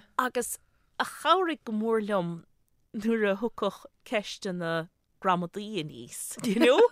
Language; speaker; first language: Irish; native; Irish